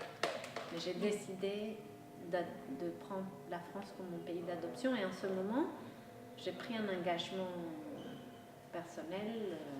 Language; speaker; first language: French; non-native, local second language; Spanish